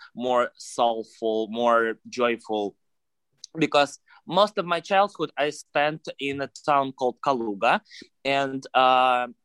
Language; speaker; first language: English; non-native, fluent; Russian